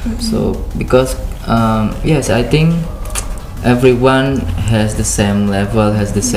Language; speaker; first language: English; non-native, learner; Indonesian